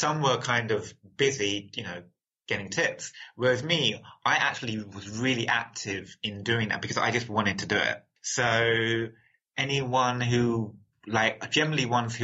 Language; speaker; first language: English; native; English